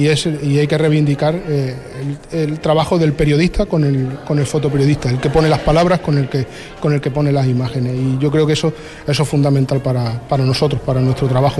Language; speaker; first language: Spanish; native; Spanish